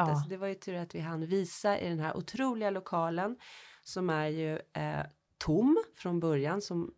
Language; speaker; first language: Swedish; early bilingual, heritage; Swedish